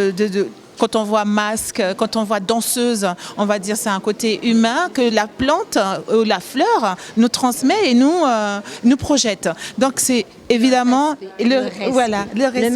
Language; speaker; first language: French; native; French